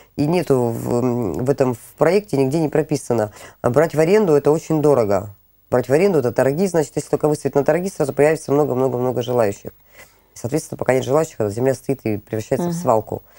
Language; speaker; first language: Russian; native; Russian